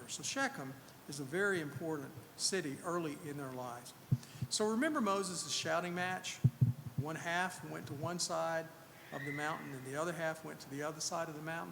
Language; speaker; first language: English; native; English